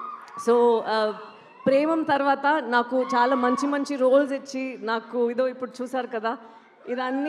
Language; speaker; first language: Telugu; non-native, local second language; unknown